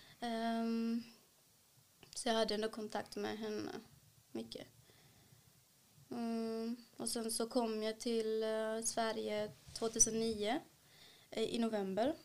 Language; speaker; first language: Swedish; early bilingual, other home language; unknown